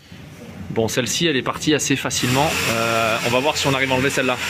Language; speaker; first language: French; native; French